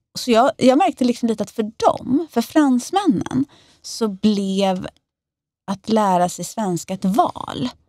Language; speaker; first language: Swedish; native; Swedish